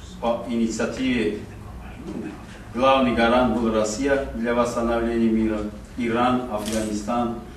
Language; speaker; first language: Russian; non-native, local second language; Tajik